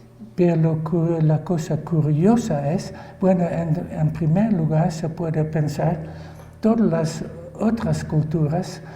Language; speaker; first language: Spanish; non-native, fluent; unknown